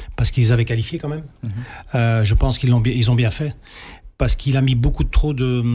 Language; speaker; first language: French; native; French